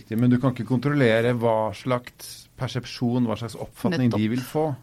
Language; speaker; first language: Norwegian; native; Norwegian